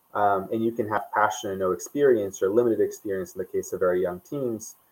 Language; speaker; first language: English; non-native, fluent; Portuguese